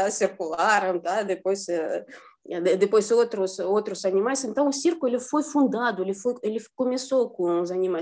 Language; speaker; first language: Portuguese; non-native, fluent; Russian